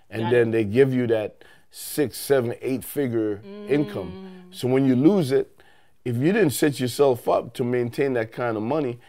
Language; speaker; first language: English; native; English